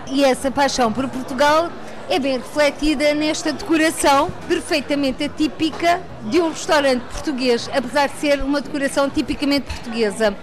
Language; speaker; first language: Portuguese; native; Portuguese